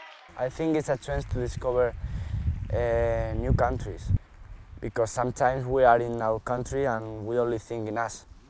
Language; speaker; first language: English; non-native, learner; Spanish